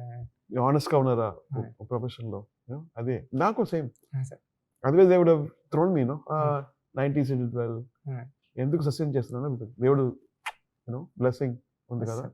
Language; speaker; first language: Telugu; non-native, learner; Tamil